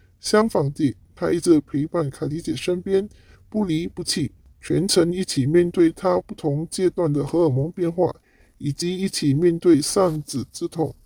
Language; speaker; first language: Chinese; non-native, local second language; Cantonese